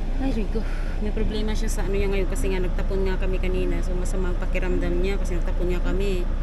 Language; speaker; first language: Filipino; native; Filipino